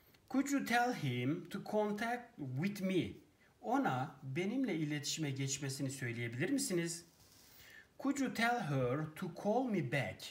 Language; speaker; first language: English; non-native, fluent; Turkish